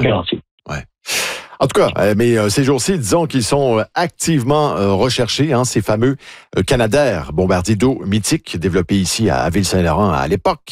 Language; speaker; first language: French; native; French